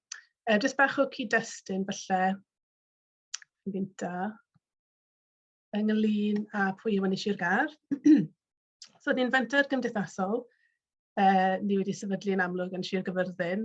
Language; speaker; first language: Welsh; native; Welsh